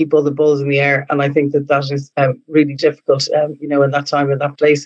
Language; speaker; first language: English; native; English